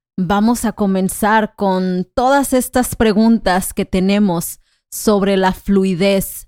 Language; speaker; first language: Spanish; non-native, fluent; English